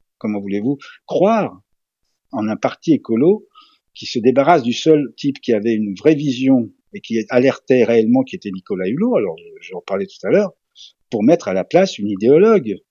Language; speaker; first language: French; early bilingual, other home language; Serbian